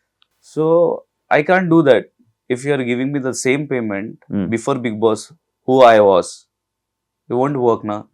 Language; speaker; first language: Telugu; non-native, local second language; Urdu